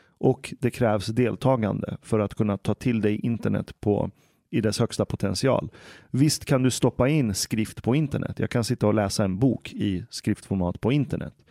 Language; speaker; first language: Swedish; native; Swedish